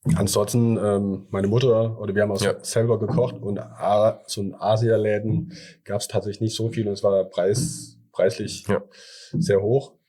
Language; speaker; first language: German; early bilingual, other home language; Thai